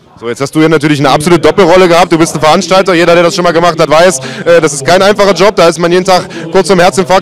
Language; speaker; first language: German; native; German